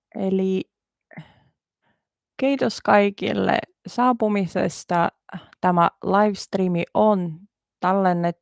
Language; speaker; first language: Finnish; non-native, learner; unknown